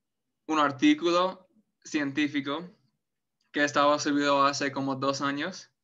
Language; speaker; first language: Spanish; non-native, fluent; English